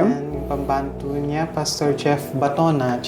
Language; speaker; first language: Indonesian; non-native, fluent; Hiligaynon